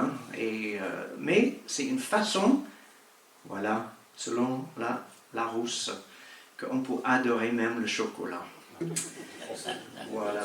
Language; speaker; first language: French; native; French